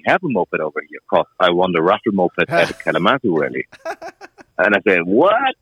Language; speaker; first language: English; non-native, fluent; German